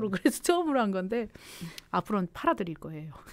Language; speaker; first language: Korean; native; Korean